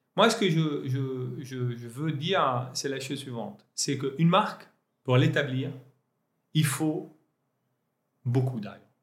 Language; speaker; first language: French; non-native, local second language; Arabic